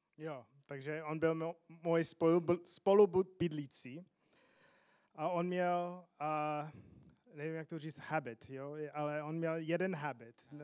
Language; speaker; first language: Czech; non-native, fluent; English